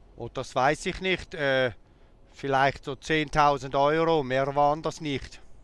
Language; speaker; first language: German; native; German